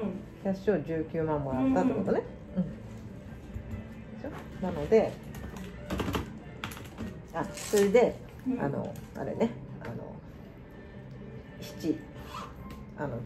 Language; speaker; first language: Japanese; native; Japanese